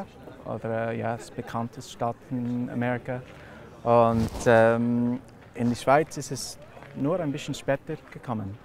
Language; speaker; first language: German; non-native, fluent; English